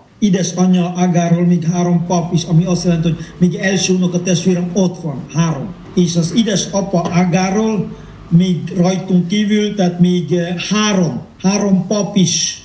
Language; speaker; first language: Hungarian; non-native, fluent; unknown